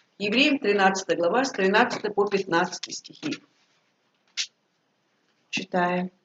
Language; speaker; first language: Russian; native; Russian